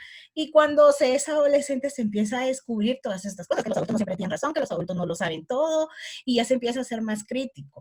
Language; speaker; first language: Spanish; native; Spanish